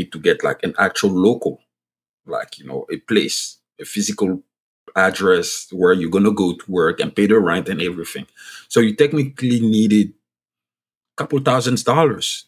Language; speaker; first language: English; non-native, fluent; French